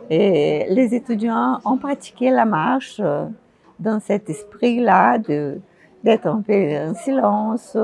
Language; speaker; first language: French; non-native, fluent; Portuguese